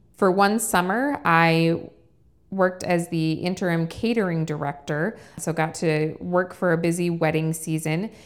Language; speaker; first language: English; native; English